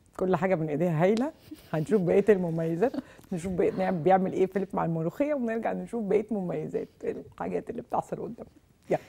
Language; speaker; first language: Egyptian Arabic; non-native, learner; Serbian